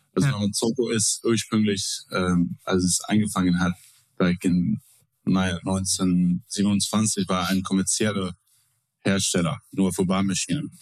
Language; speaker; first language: German; non-native, fluent; Arabic